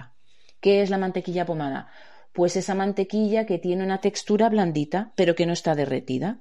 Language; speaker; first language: Spanish; native; Spanish